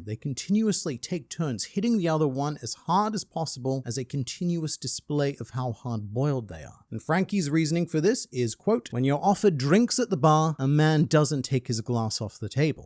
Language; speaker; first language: English; native; English